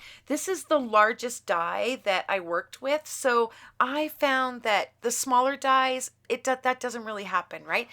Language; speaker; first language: English; native; English